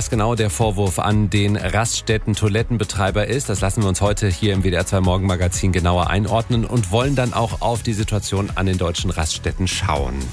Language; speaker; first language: German; native; German